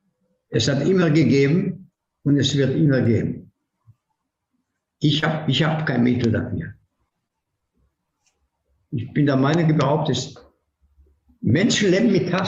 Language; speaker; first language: German; non-native, fluent; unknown